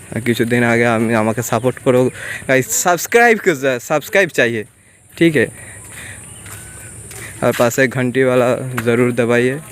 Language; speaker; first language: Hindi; non-native, local second language; Bangla